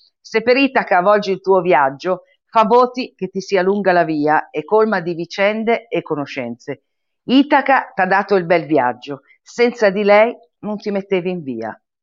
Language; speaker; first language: Italian; native; Italian